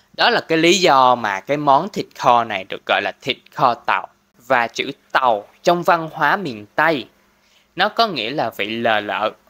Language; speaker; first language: Vietnamese; non-native, local second language; Cantonese